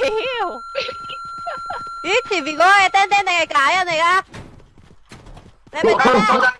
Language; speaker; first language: Chinese; native; Chinese